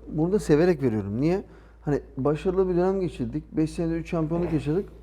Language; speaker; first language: Turkish; early bilingual, heritage; Turkish